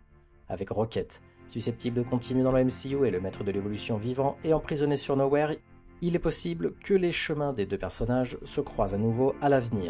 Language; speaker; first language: French; native; French